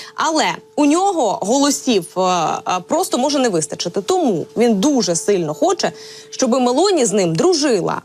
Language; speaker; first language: Ukrainian; native; Ukrainian